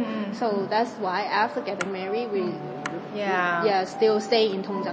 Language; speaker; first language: English; non-native, fluent; Cantonese